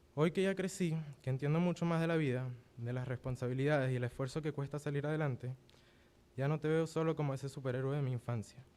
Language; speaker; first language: Spanish; early bilingual, other home language; English